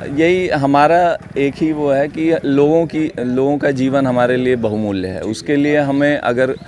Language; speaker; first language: Hindi; native; Hindi